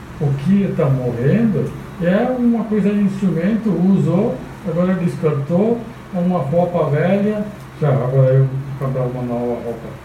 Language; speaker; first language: Portuguese; non-native, fluent; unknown